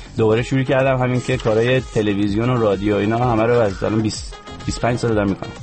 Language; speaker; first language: Persian; native; Persian